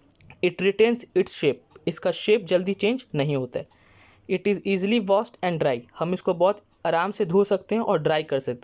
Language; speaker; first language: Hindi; native; Hindi